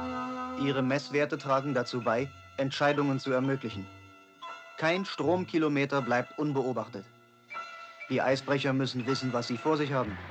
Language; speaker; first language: German; native; German